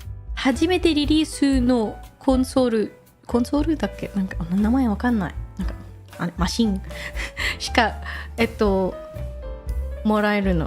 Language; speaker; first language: Japanese; non-native, fluent; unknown